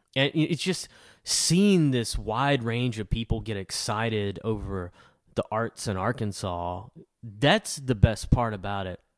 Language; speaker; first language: English; native; English